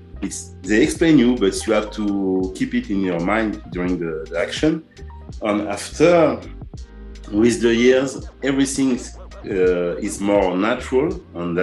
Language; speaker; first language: English; non-native, learner; French